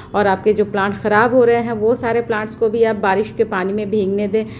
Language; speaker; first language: Hindi; native; Hindi